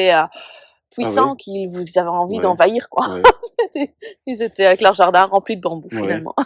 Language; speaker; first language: French; native; French